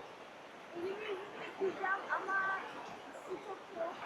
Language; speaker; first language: Turkish; native; Turkish